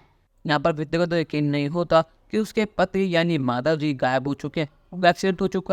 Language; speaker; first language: Hindi; native; Hindi